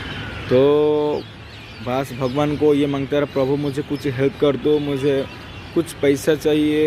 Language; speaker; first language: Hindi; non-native, local second language; Odia